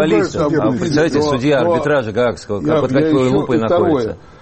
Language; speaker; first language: Russian; native; Russian